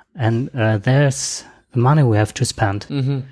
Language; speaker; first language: English; non-native, learner; German